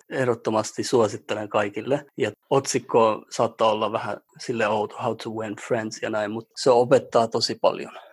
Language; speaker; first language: Finnish; early bilingual, other home language; Albanian